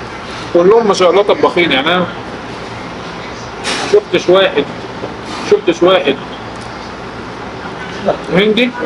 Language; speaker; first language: Arabic; native; Arabic